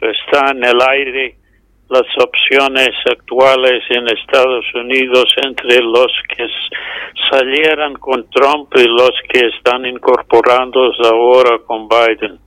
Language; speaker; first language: Spanish; non-native, fluent; English